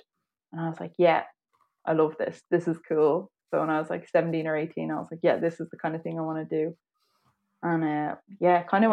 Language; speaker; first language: English; native; English